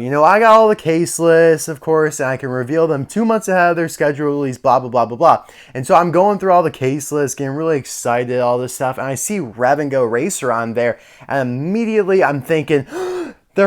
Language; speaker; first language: English; native; English